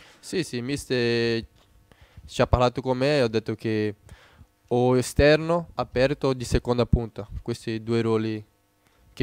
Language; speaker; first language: Italian; non-native, fluent; Portuguese